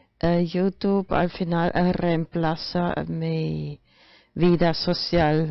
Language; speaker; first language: Spanish; non-native, fluent; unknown